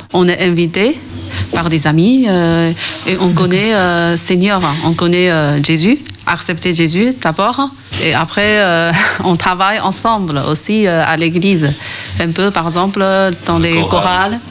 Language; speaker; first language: French; non-native, fluent; Chinese